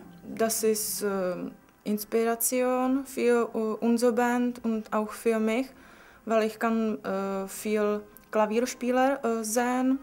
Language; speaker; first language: German; non-native, learner; Czech